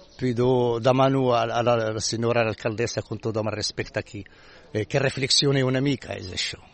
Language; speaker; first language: Catalan; non-native, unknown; Arabic